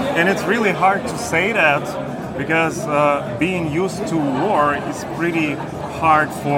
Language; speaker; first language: English; non-native, fluent; Ukrainian